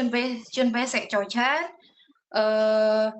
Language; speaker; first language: Cantonese; non-native, learner; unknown